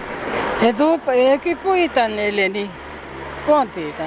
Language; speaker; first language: Greek; early bilingual, heritage; Greek